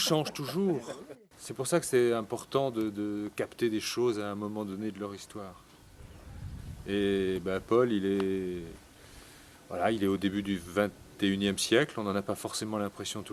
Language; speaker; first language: French; native; French